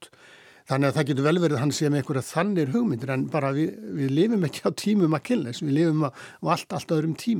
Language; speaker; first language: Icelandic; native; Icelandic